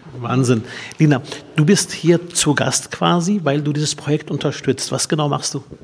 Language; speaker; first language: German; early bilingual, other home language; Arabic